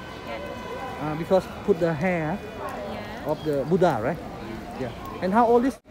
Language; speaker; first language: English; non-native, learner; Thai